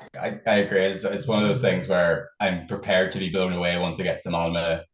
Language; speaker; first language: English; native; English